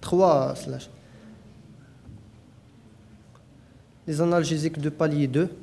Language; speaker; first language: French; non-native, local second language; Arabic